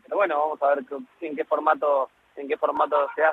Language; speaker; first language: Spanish; native; Spanish